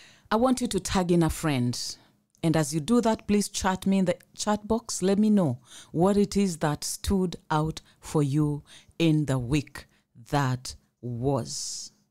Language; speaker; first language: English; non-native, local second language; Swahili